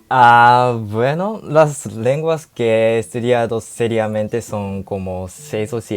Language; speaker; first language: Spanish; non-native, learner; Japanese